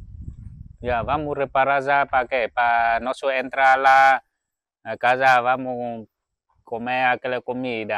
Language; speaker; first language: Portuguese; non-native, learner; Vietnamese